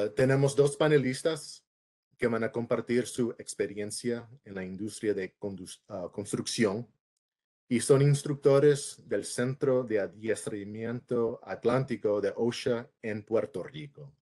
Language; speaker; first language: Spanish; early bilingual, heritage; English